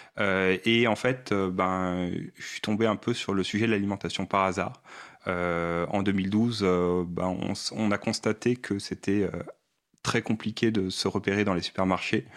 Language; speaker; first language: French; native; French